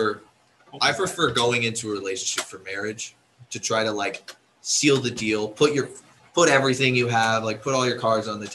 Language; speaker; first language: English; native; English